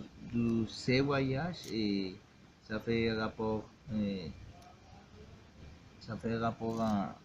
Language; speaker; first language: French; non-native, learner; Spanish